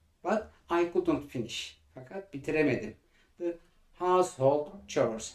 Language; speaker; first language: English; non-native, fluent; Turkish